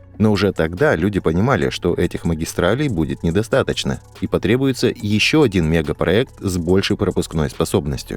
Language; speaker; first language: Russian; native; Russian